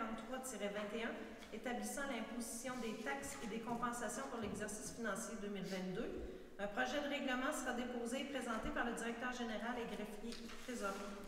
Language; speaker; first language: French; native; French